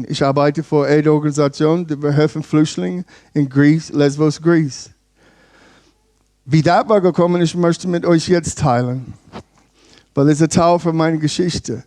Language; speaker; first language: German; non-native, learner; English